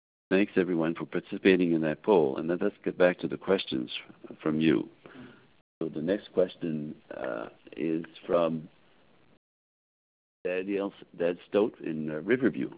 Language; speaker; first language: English; native; English